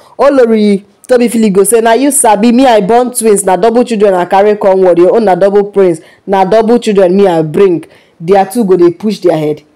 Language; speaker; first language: Nigerian Pidgin; non-native, local second language; Yoruba